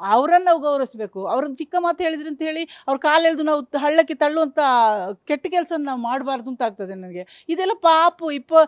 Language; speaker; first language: Kannada; non-native, local second language; Kodava